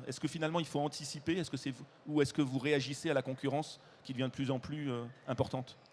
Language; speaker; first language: French; native; French